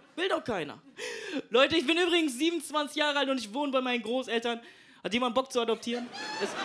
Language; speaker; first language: German; native; German